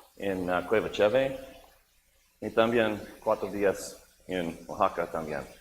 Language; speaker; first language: Spanish; non-native, learner; English